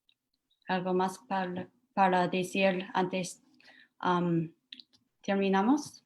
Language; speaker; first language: Spanish; non-native, fluent; English